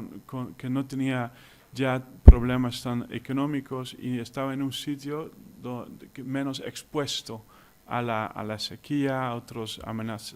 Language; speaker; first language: Spanish; non-native, fluent; Dutch